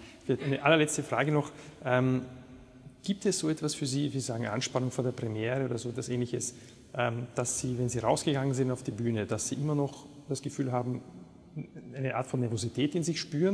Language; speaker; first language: German; native; German